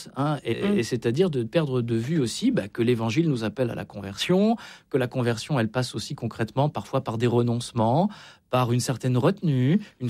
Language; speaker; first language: French; native; French